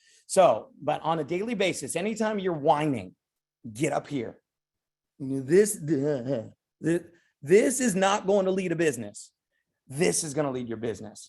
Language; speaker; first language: English; native; English